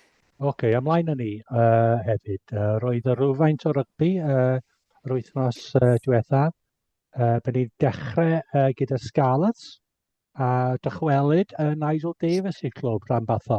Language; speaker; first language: Welsh; non-native, fluent; English